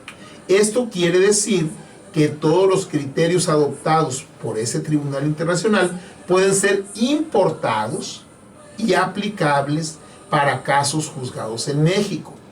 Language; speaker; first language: Spanish; native; Spanish